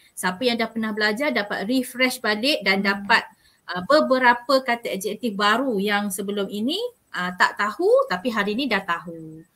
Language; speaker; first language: Malay; native; Malay